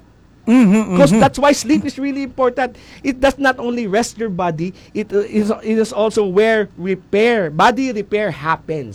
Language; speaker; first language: English; non-native, local second language; Hiligaynon